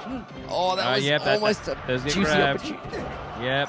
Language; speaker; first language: English; native; English